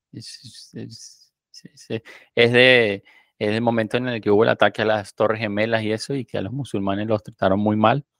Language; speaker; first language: Spanish; native; Spanish